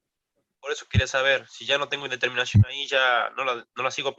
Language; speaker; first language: Spanish; native; Spanish